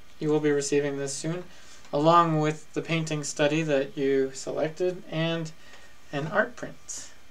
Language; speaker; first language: English; early bilingual, other home language; Spanish